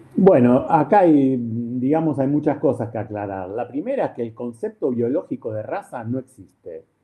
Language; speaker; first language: Spanish; native; Spanish